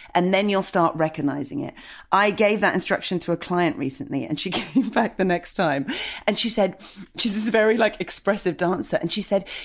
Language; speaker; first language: English; native; English